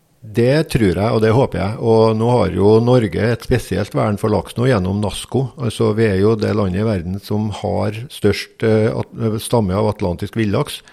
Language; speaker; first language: Norwegian; native; Norwegian